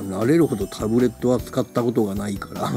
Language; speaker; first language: Japanese; native; Japanese